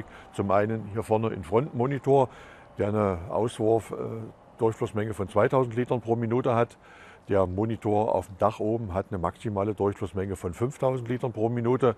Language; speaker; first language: German; native; German